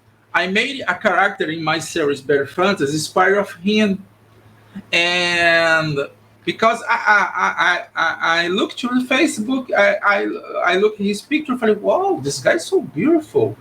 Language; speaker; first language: English; non-native, learner; Portuguese